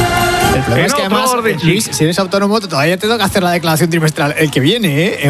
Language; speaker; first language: Spanish; native; Spanish